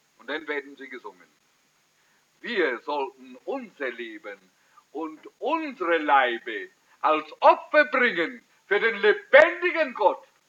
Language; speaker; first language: German; early bilingual, heritage; German